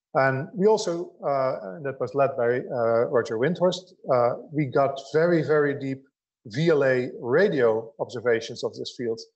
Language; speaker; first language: English; non-native, fluent; Dutch